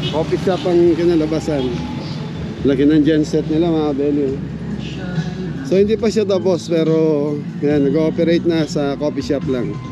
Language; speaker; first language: Filipino; non-native, local second language; Pampanga